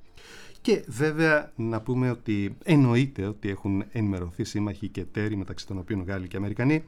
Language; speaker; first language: Greek; native; Greek